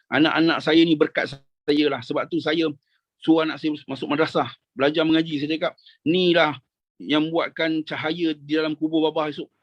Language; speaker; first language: Indonesian; non-native, local second language; Malay